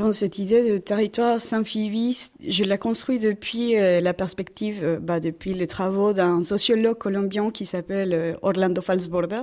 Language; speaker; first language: French; non-native, fluent; Spanish